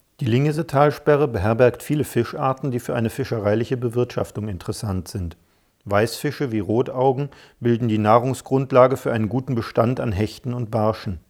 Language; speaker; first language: German; native; German